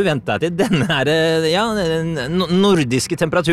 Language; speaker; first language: Norwegian; native; Norwegian